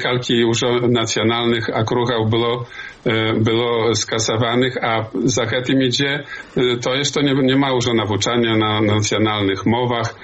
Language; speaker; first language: Polish; non-native, learner; Belarusian